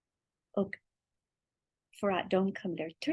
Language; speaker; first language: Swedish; non-native, learner; English